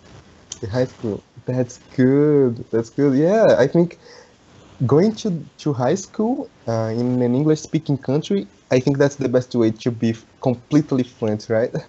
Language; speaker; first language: English; non-native, learner; Portuguese